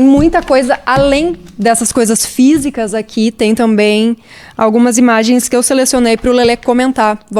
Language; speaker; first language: Portuguese; native; Portuguese